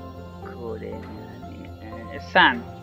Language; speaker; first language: Japanese; non-native, learner; English